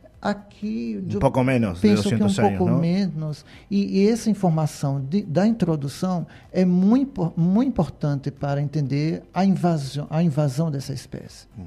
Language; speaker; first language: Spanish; non-native, learner; Portuguese